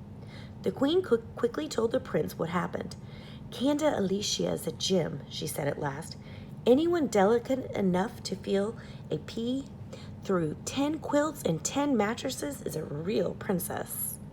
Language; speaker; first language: English; native; English